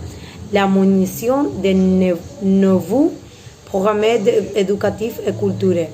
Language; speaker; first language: French; non-native, learner; Spanish